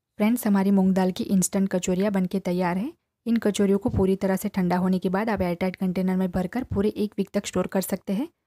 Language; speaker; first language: Hindi; non-native, local second language; Gujarati